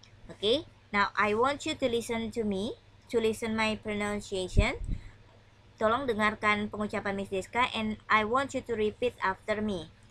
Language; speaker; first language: English; non-native, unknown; Indonesian